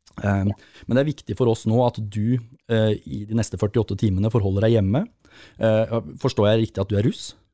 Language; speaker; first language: Norwegian; native; Norwegian